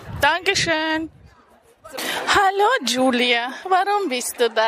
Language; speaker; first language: German; non-native, learner; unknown